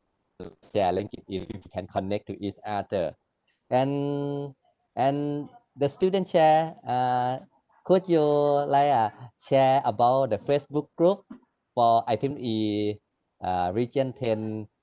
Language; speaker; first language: English; non-native, learner; Thai